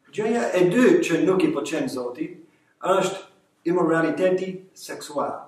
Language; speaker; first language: Albanian; non-native, fluent; English